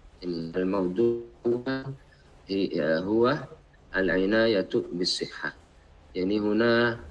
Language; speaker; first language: Arabic; non-native, fluent; Indonesian